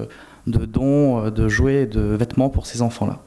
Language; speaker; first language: French; native; French